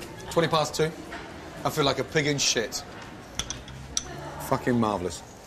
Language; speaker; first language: English; native; English